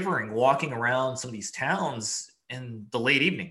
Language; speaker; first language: English; native; English